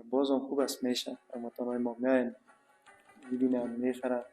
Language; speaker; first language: Persian; native; Persian